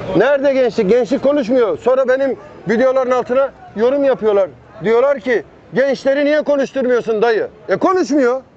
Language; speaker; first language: Turkish; native; Turkish